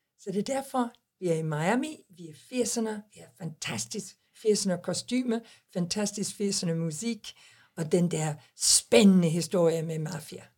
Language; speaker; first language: Danish; non-native, fluent; English